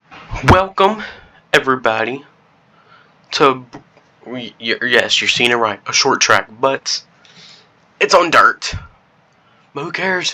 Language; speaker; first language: English; native; English